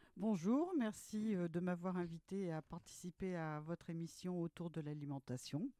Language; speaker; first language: French; early bilingual, other home language; Portuguese